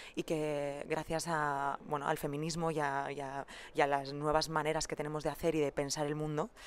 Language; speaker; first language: Spanish; native; Spanish